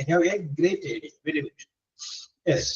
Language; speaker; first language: English; non-native, local second language; Malayalam